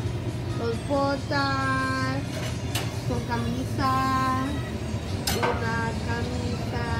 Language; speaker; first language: Spanish; non-native, learner; English